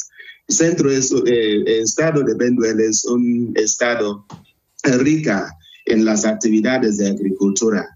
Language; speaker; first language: Spanish; non-native, fluent; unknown